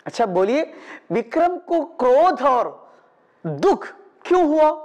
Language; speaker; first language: Hindi; non-native, local second language; Malayalam